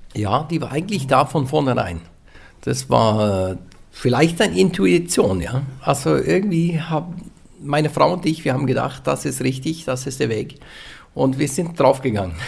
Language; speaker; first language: German; non-native, fluent; Norwegian